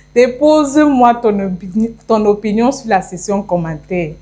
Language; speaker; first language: French; non-native, local second language; English